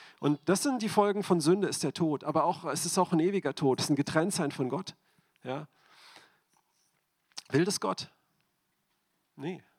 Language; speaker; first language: German; native; German